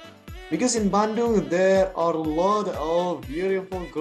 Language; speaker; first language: English; non-native, learner; Indonesian